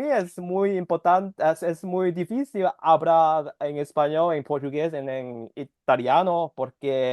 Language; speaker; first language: Spanish; non-native, learner; Cantonese